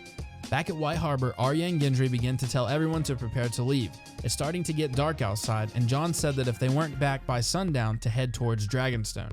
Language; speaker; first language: English; native; English